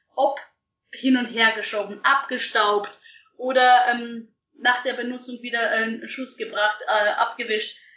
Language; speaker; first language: German; non-native, fluent; Russian